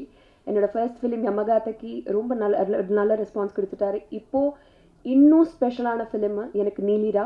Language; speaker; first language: Tamil; non-native, learner; Telugu